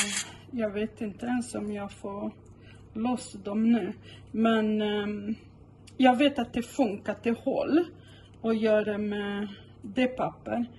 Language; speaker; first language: Swedish; non-native, local second language; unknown